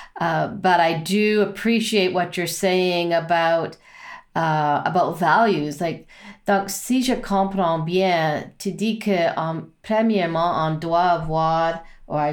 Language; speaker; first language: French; non-native, learner; English